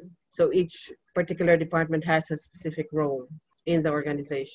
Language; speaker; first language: English; non-native, local second language; Cebuano